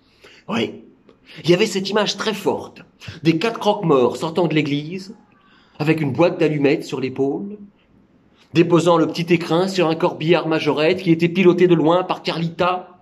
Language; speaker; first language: French; native; French